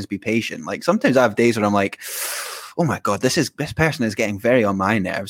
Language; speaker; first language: English; native; English